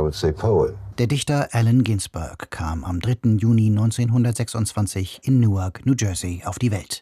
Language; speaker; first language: German; native; German